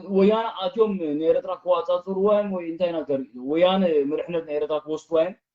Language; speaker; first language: Tigrinya; early bilingual, heritage; Tigrinya